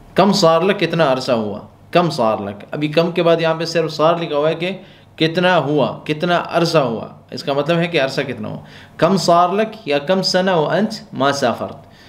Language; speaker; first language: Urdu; non-native, local second language; Pashto